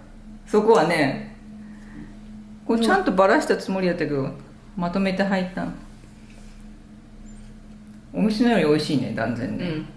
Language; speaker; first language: Japanese; native; Japanese